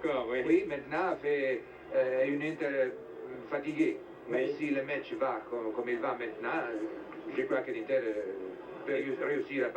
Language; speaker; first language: French; non-native, learner; Italian